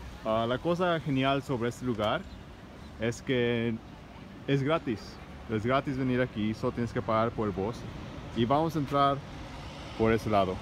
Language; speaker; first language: Spanish; early bilingual, heritage; Spanish